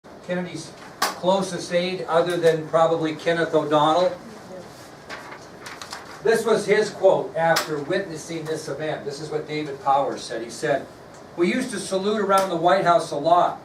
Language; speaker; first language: English; native; English